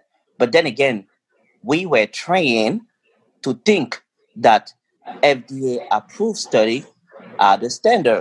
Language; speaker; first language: English; non-native, local second language; French